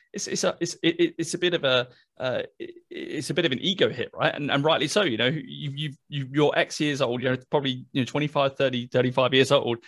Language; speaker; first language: English; native; English